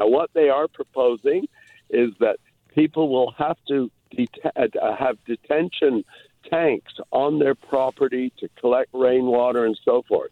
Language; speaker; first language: English; native; English